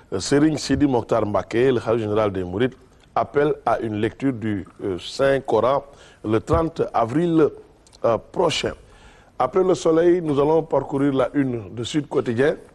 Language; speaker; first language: French; non-native, local second language; Wolof